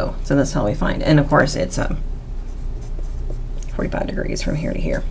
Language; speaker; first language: English; native; English